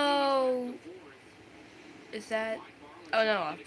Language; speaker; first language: English; native; English